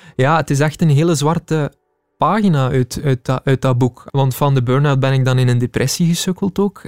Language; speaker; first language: Dutch; native; Dutch